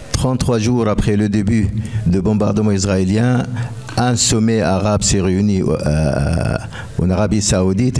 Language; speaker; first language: French; non-native, fluent; Arabic